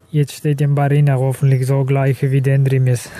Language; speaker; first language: German; non-native, learner; Kazakh